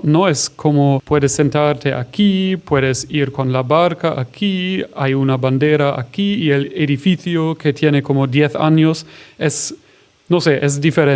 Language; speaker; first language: Spanish; non-native, fluent; German